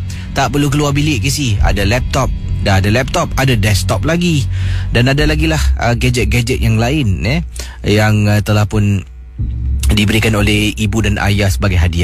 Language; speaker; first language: Malay; native; Malay